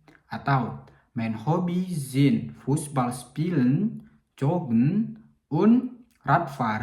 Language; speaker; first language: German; non-native, learner; Indonesian